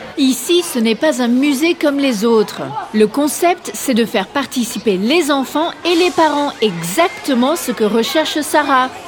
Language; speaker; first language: French; native; French